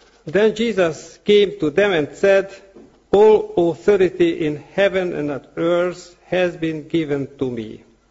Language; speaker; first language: English; non-native, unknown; Hungarian